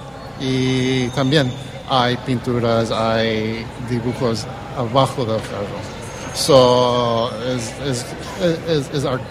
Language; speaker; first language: Spanish; early bilingual, heritage; English